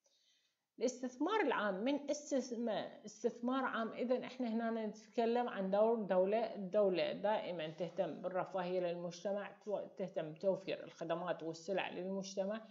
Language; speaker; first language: Arabic; native; Arabic